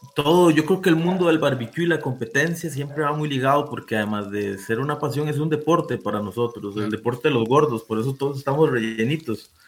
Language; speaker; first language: Spanish; native; Spanish